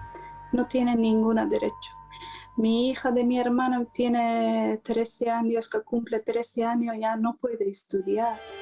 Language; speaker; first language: Spanish; non-native, learner; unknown